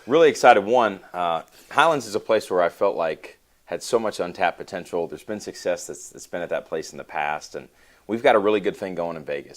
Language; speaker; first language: English; native; English